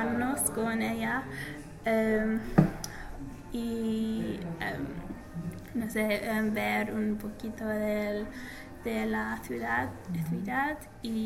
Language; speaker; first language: Spanish; non-native, learner; English